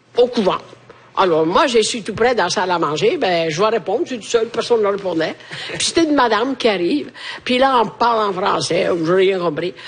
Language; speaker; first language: French; non-native, fluent; Italian